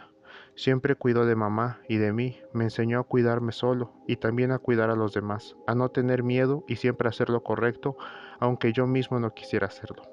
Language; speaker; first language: Spanish; native; Spanish